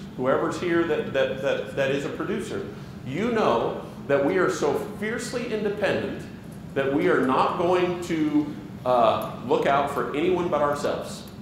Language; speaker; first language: English; native; English